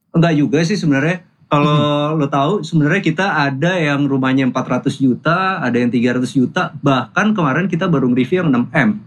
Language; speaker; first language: Indonesian; native; Indonesian